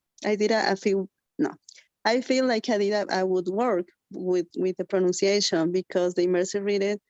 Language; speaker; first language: English; non-native, learner; Spanish